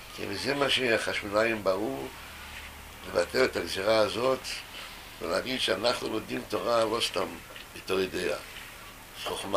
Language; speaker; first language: Hebrew; non-native, fluent; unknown